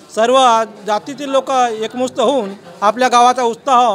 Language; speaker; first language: Hindi; non-native, local second language; Marathi